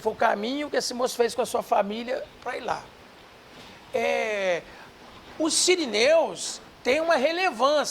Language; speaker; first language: Portuguese; native; Portuguese